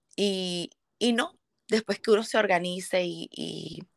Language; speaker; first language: Spanish; native; Spanish